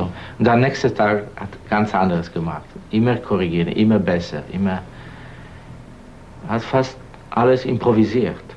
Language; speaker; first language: German; non-native, fluent; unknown